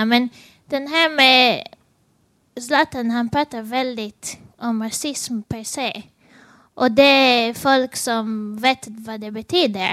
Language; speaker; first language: Swedish; non-native, fluent; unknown